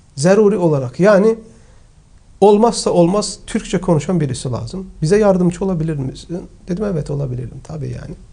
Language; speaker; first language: Turkish; early bilingual, heritage; Turkish